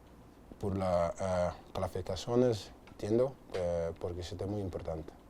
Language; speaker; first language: Spanish; non-native, learner; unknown